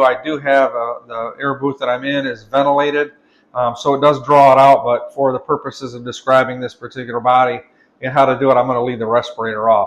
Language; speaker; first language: English; native; English